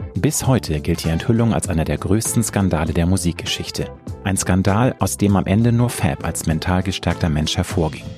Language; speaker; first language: German; native; German